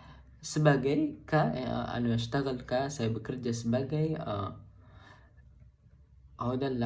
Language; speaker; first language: Indonesian; non-native, fluent; Arabic